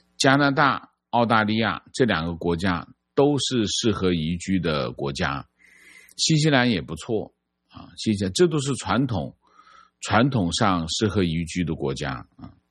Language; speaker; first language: Chinese; native; Chinese